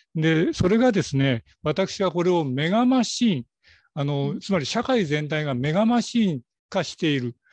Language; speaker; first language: Japanese; native; Japanese